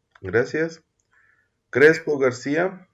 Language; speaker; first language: Spanish; native; Spanish